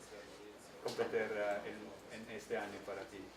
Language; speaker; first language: Spanish; non-native, learner; Italian